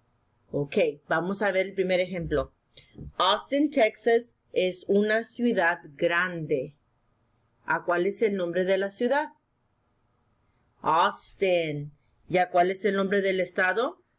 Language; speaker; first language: Spanish; early bilingual, heritage; Spanish